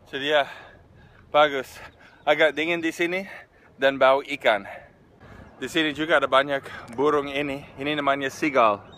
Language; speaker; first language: Indonesian; non-native, fluent; English